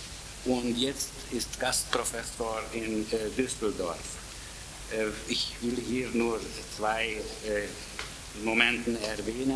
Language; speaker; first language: German; non-native, fluent; Italian